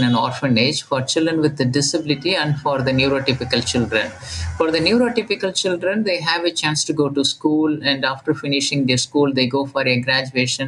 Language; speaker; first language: English; non-native, local second language; Tamil